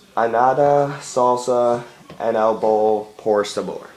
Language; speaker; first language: Spanish; non-native, learner; English